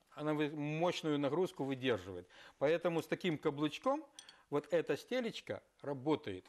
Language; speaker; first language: Russian; native; Russian